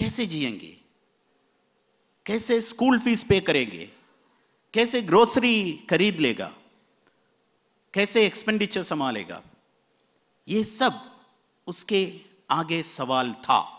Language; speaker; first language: Hindi; non-native, fluent; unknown